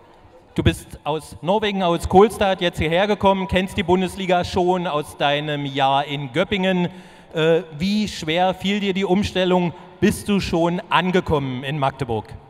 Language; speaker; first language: German; native; German